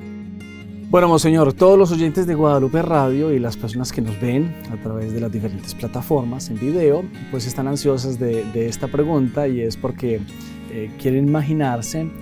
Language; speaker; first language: Spanish; native; Spanish